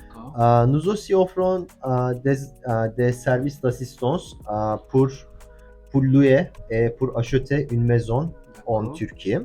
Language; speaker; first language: French; non-native, learner; Turkish